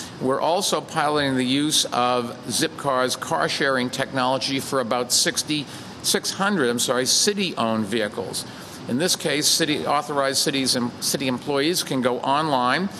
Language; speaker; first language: English; native; English